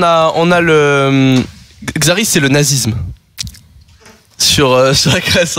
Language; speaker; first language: French; native; French